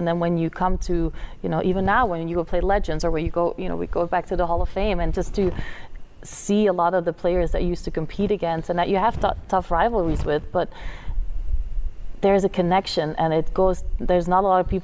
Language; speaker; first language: English; non-native, fluent; Dutch